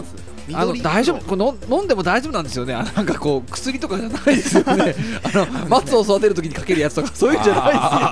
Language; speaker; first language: Japanese; native; Japanese